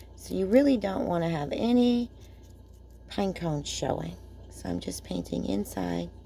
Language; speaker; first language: English; native; English